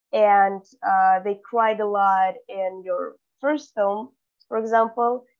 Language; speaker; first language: English; non-native, fluent; Russian